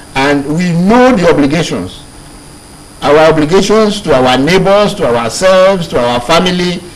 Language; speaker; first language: English; non-native, local second language; Yoruba